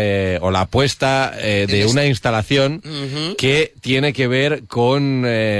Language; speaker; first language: Spanish; native; Spanish